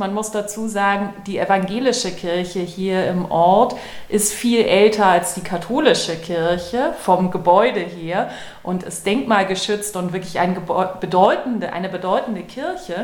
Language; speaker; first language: German; native; German